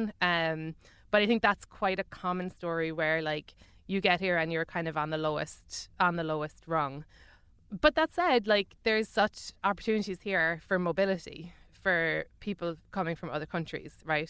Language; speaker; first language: English; native; English